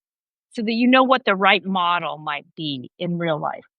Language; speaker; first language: English; native; English